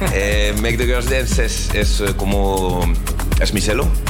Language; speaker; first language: Spanish; non-native, learner; French